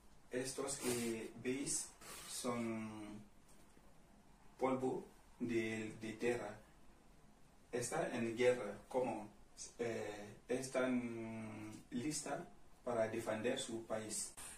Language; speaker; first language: Spanish; non-native, learner; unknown